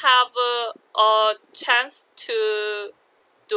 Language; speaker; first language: English; non-native, learner; Korean